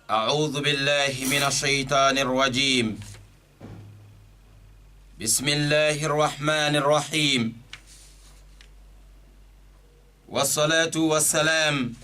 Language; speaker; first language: Arabic; non-native, fluent; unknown